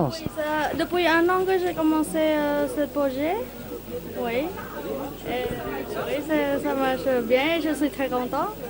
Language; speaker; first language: French; non-native, learner; Thai